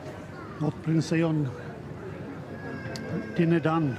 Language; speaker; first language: Welsh; native; Welsh